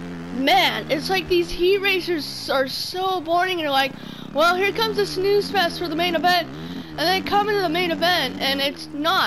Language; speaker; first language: English; native; English